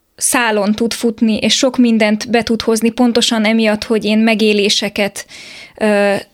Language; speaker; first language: Hungarian; native; Hungarian